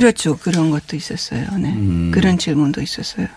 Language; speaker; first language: Korean; non-native, fluent; Hungarian